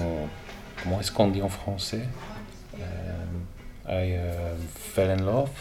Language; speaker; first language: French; non-native, local second language; Dutch